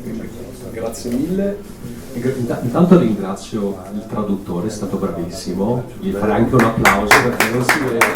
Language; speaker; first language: Italian; native; Italian